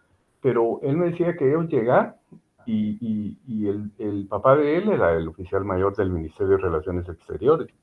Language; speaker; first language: Spanish; native; Spanish